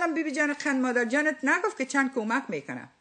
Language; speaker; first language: Persian; native; Persian